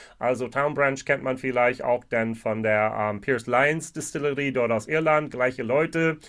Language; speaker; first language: German; non-native, fluent; English